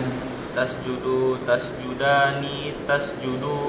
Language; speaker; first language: Arabic; non-native, learner; Indonesian